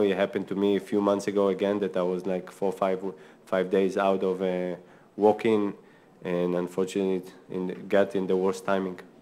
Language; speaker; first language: English; non-native, fluent; Hebrew